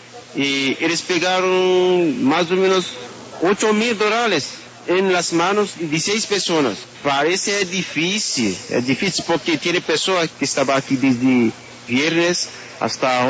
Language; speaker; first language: Portuguese; non-native, learner; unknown